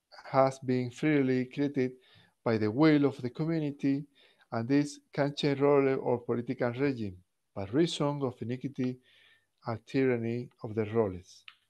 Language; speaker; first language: English; non-native, fluent; Spanish